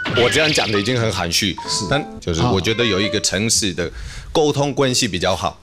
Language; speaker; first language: Chinese; non-native, fluent; Spanish